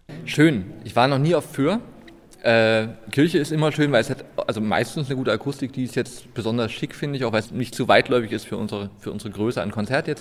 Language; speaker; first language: German; native; German